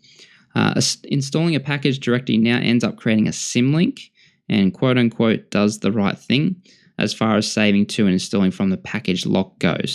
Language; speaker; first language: English; native; English